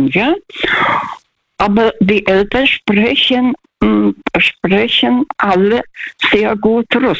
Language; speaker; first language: German; non-native, fluent; Russian